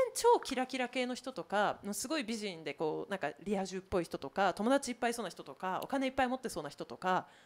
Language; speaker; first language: Japanese; native; Japanese